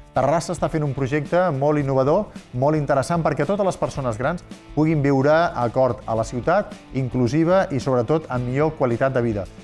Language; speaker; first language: Catalan; native; Catalan